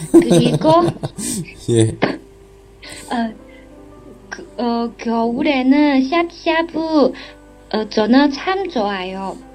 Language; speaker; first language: Korean; non-native, learner; Chinese